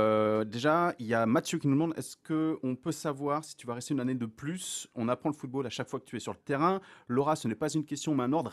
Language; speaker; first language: French; native; French